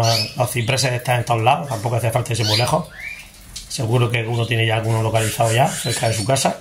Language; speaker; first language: Spanish; native; Spanish